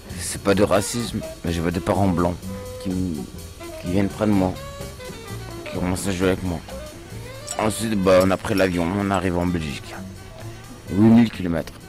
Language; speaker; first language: French; early bilingual, other home language; Portuguese